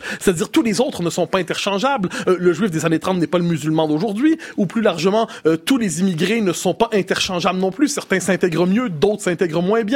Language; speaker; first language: French; native; French